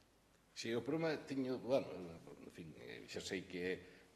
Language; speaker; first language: Galician; native; Galician